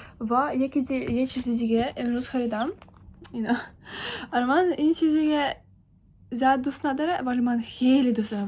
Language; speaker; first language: Persian; non-native, learner; Ukrainian